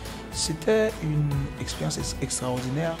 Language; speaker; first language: French; non-native, local second language; Haitian Creole